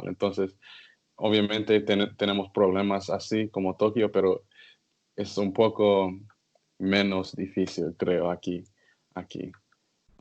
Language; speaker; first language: Spanish; non-native, learner; English